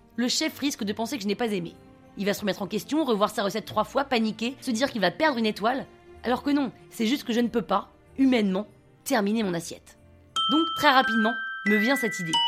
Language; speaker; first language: French; non-native, fluent; English